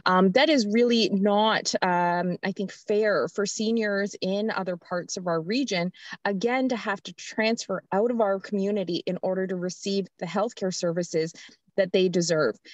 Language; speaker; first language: English; native; English